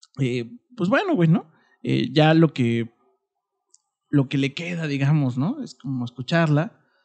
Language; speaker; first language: Spanish; native; Spanish